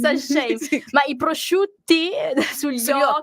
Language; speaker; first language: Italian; native; Italian